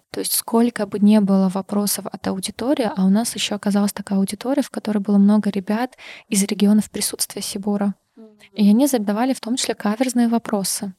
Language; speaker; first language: Russian; non-native, local second language; Karachay-Balkar